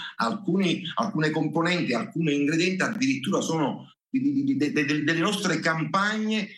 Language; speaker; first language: Italian; native; Italian